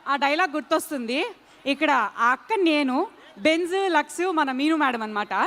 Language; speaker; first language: Telugu; native; Telugu